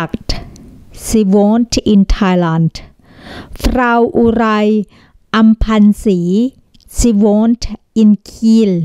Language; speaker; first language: German; non-native, learner; Thai